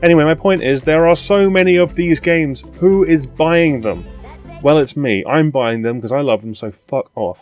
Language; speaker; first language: English; native; English